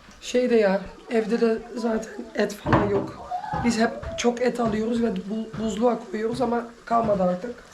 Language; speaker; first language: Turkish; non-native, fluent; Dutch